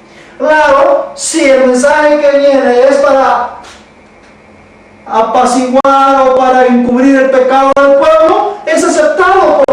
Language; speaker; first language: Spanish; native; Spanish